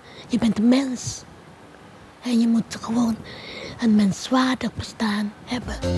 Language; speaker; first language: Dutch; non-native, local second language; Papiamento